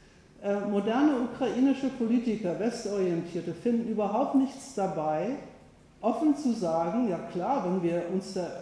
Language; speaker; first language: German; native; German